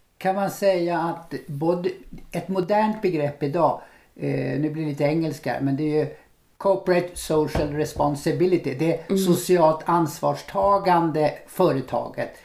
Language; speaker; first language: Swedish; native; Swedish